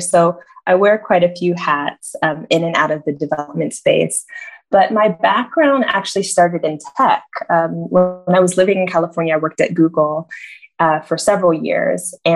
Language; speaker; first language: English; native; English